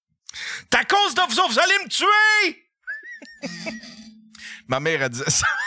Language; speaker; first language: French; native; French